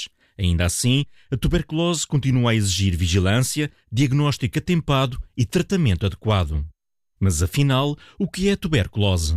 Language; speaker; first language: Portuguese; native; Portuguese